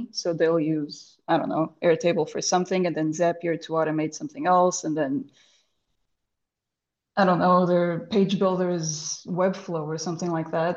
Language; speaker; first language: English; non-native, fluent; Portuguese